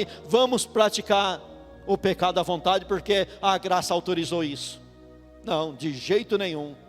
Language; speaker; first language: Portuguese; native; Portuguese